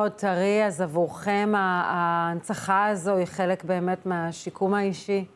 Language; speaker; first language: Hebrew; native; Hebrew